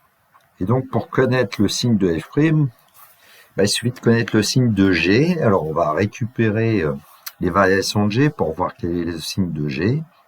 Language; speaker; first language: French; native; French